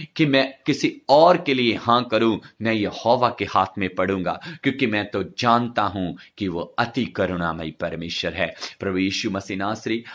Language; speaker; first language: Hindi; non-native, local second language; Punjabi